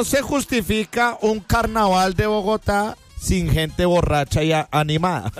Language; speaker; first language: Spanish; native; Spanish